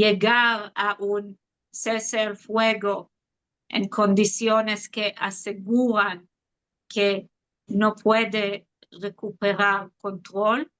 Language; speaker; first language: Spanish; non-native, fluent; Hebrew